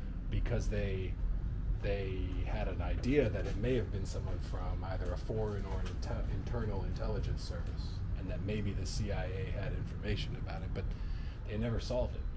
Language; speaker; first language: English; native; English